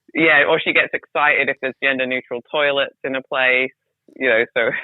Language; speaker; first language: English; native; English